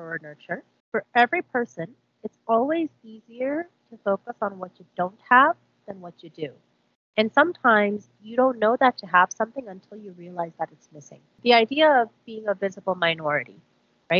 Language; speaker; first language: English; early bilingual, other home language; Korean